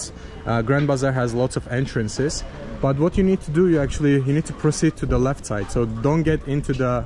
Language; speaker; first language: English; non-native, fluent; Azerbaijani